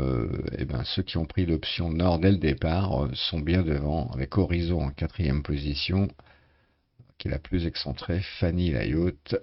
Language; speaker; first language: French; native; French